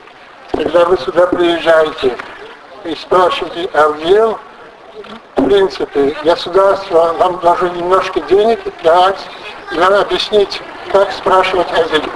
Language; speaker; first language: Russian; non-native, fluent; French